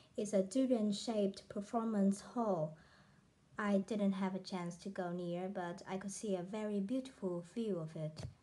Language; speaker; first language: English; non-native, fluent; Vietnamese